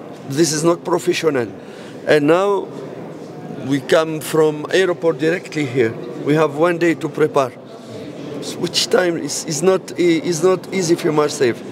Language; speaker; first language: English; non-native, learner; Arabic